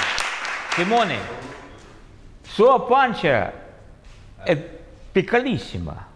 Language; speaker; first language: Italian; non-native, learner; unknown